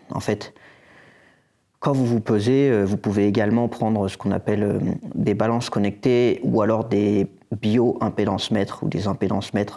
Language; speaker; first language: French; native; French